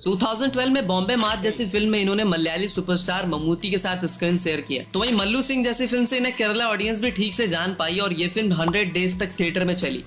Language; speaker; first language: Hindi; native; Hindi